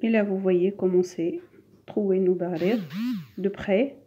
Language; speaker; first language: French; non-native, local second language; Arabic